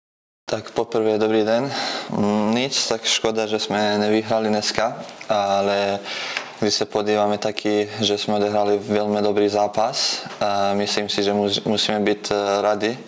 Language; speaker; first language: Czech; non-native, fluent; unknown